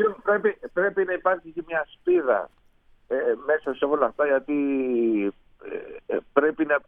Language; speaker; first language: Greek; non-native, fluent; Spanish